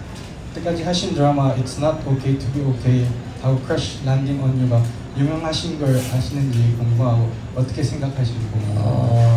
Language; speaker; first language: Korean; non-native, learner; Filipino